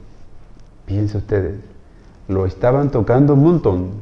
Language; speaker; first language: Spanish; native; Spanish